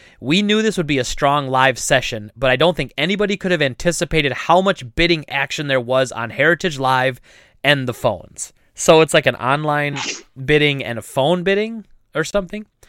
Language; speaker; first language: English; native; English